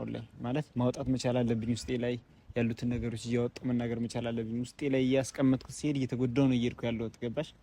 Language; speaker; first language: Amharic; native; Amharic